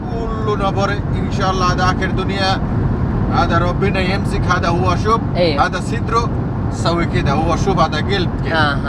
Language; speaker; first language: Arabic; non-native, learner; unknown